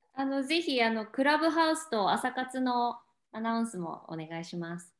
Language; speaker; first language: Japanese; native; Japanese